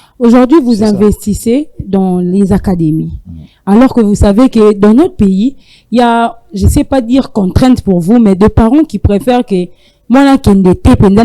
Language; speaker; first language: French; non-native, local second language; Lingala